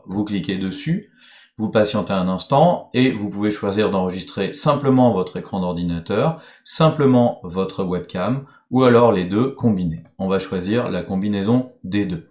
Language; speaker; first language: French; native; French